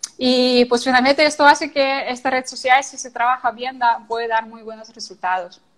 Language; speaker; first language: Spanish; non-native, fluent; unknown